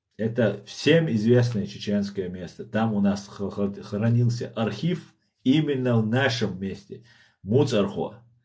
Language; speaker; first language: Russian; non-native, local second language; Chechen